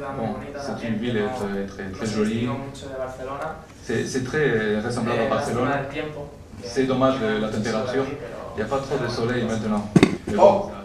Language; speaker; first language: French; non-native, fluent; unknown